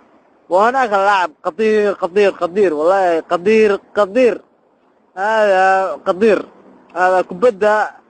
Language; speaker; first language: Arabic; non-native, learner; Somali